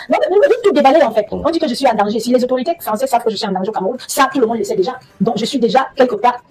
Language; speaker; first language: French; native; French